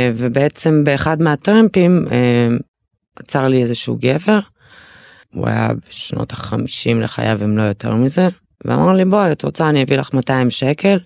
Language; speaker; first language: Hebrew; early bilingual, other home language; Russian